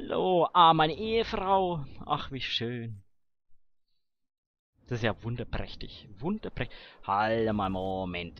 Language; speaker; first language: German; native; German